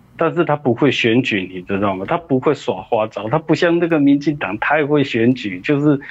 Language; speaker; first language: Chinese; native; Chinese